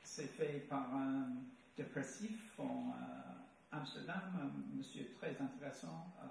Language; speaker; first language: French; non-native, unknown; English